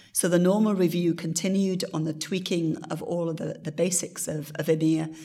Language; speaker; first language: English; native; English